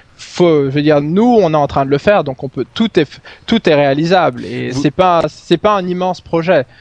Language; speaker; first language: French; non-native, fluent; Swedish